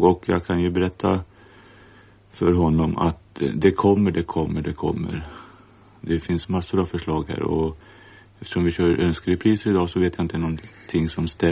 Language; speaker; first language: Swedish; native; Swedish